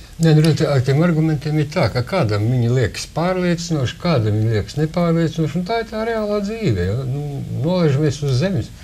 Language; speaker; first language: Latvian; native; Latvian